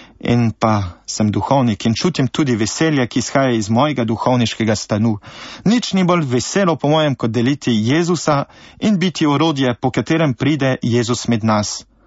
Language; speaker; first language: Slovenian; early bilingual, heritage; Slovenian